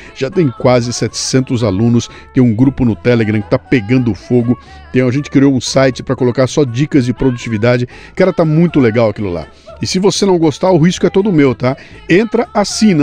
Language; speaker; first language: Portuguese; native; Portuguese